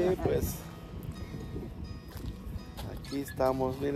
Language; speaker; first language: Spanish; native; Spanish